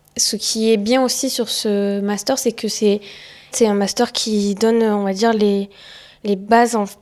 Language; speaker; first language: French; native; French